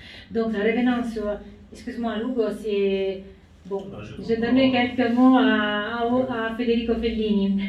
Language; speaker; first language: French; non-native, fluent; Italian